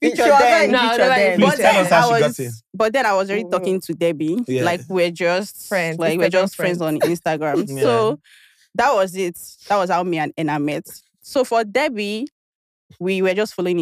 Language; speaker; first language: English; non-native, local second language; Igbo